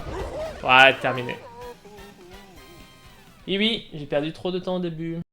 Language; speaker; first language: French; native; French